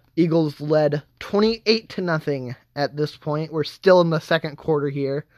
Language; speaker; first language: English; native; English